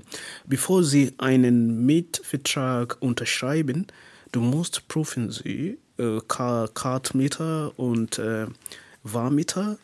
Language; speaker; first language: German; non-native, learner; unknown